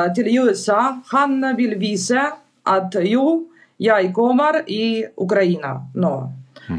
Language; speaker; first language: Norwegian; non-native, learner; Ukrainian